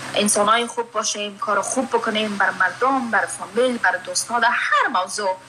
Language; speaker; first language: Persian; early bilingual, heritage; Persian